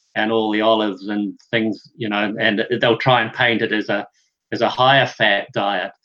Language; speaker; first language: English; native; English